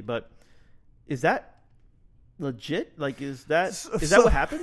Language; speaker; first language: English; native; English